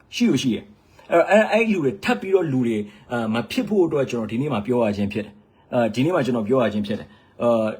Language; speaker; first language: Burmese; native; Burmese